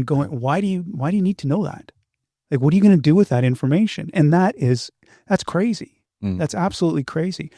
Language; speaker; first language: English; native; English